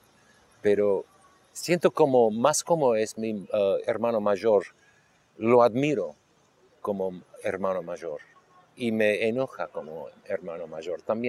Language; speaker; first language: Spanish; non-native, local second language; English